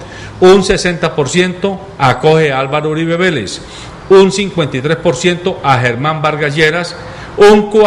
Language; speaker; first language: Spanish; native; Spanish